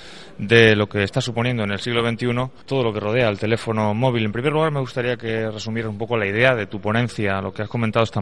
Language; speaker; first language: Spanish; native; Spanish